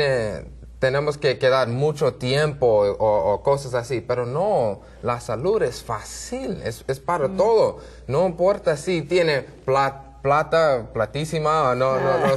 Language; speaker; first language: Spanish; non-native, learner; English